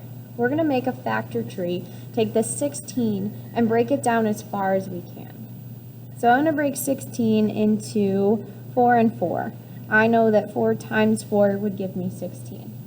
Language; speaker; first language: English; native; English